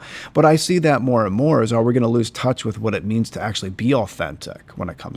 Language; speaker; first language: English; native; English